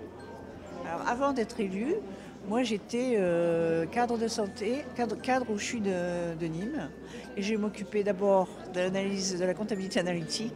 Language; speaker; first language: French; native; French